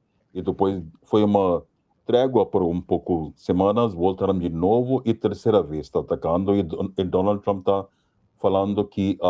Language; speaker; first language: Portuguese; non-native, fluent; Hindi